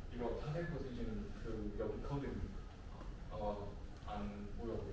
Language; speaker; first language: Korean; non-native, learner; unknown